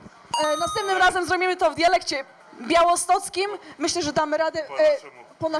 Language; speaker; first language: Polish; native; Polish